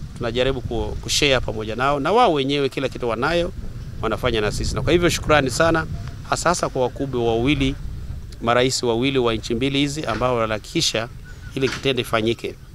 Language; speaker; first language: Swahili; non-native, local second language; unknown